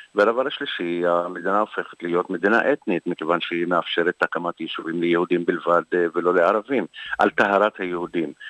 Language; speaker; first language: Hebrew; non-native, local second language; Arabic